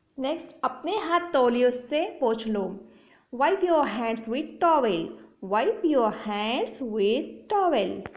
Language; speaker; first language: Hindi; native; Hindi